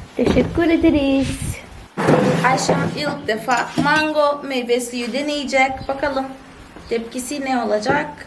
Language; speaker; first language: Turkish; non-native, fluent; Portuguese